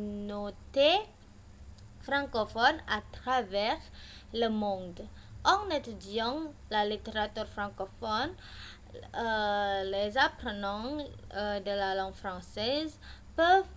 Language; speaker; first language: French; non-native, learner; Indonesian